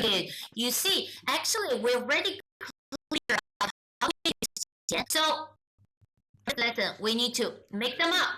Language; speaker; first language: English; non-native, fluent; Chinese